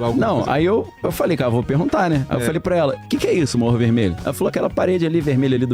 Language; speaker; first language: Portuguese; native; Portuguese